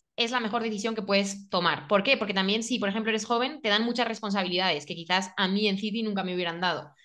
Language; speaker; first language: Spanish; native; Spanish